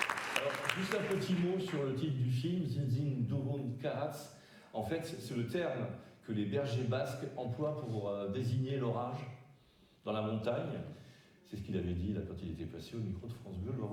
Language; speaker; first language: French; native; French